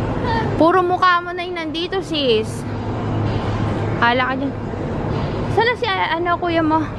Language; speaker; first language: Filipino; native; Filipino